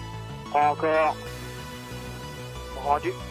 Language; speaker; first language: French; native; French